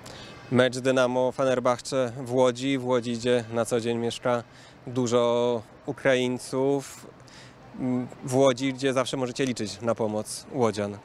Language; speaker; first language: Polish; native; Polish